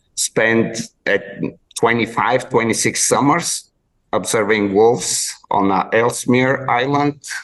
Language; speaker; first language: English; non-native, fluent; Bulgarian